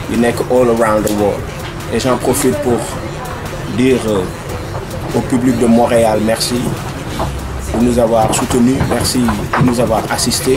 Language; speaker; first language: French; non-native, local second language; Wolof